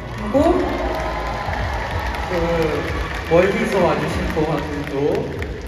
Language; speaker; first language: Korean; non-native, learner; Filipino